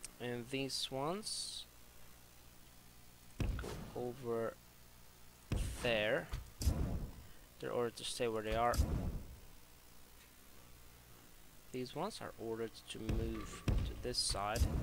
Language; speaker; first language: English; native; English